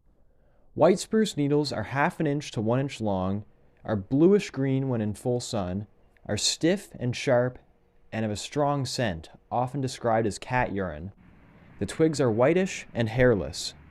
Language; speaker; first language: English; native; English